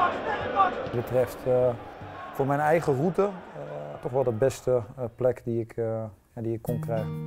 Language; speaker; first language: Dutch; native; Dutch